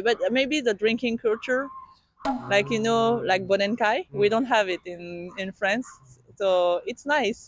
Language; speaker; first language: English; non-native, fluent; French